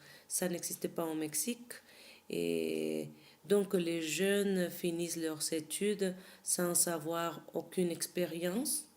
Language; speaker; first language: French; non-native, fluent; Spanish